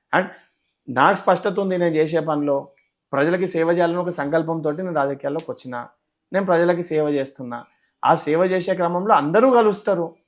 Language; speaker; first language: Telugu; native; Telugu